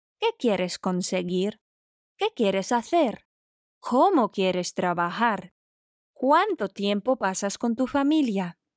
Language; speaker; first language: Spanish; non-native, fluent; Polish